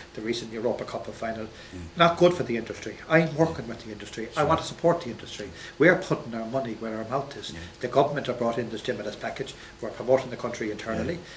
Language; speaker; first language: English; native; English